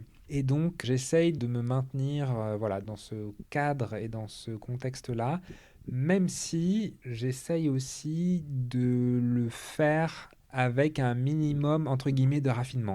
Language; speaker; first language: French; native; French